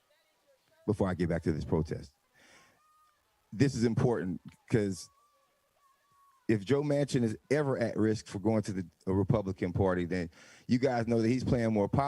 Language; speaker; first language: English; native; English